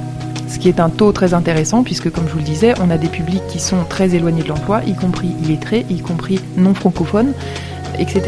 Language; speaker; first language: French; native; French